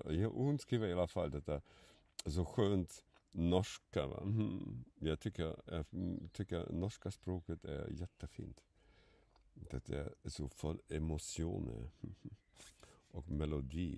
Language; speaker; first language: Swedish; non-native, fluent; German